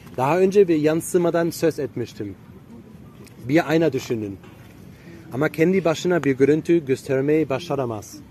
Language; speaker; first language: Turkish; non-native, fluent; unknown